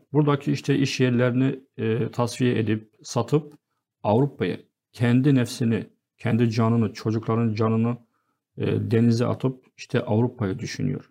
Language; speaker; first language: Turkish; non-native, fluent; Arabic